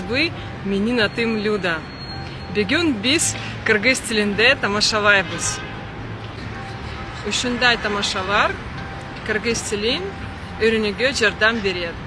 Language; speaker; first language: Kyrgyz; non-native, learner; Russian